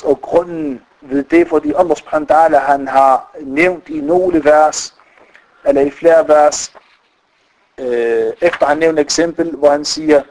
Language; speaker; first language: Danish; non-native, fluent; Arabic